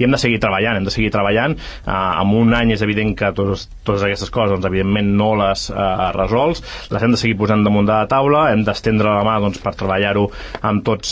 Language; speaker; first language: Catalan; native; Catalan